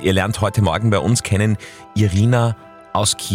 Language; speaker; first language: German; native; German